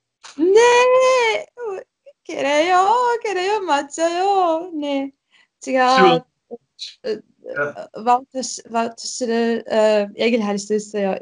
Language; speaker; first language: Korean; non-native, learner; Ukrainian